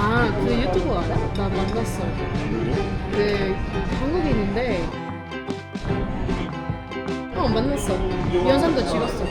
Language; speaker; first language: Korean; non-native, fluent; Spanish